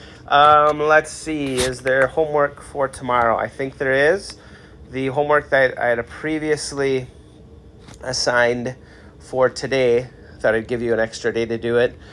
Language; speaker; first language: English; native; English